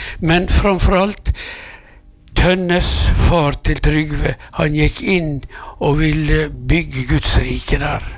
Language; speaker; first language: Norwegian; native; Norwegian